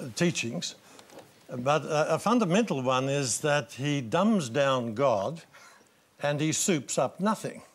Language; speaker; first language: English; native; English